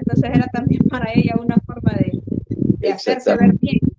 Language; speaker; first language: Spanish; native; Spanish